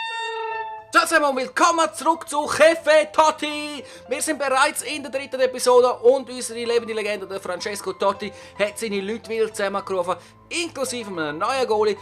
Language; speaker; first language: German; native; German